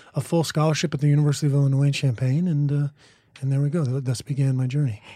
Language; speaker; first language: English; native; English